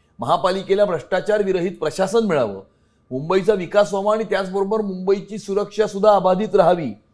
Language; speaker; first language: Marathi; native; Marathi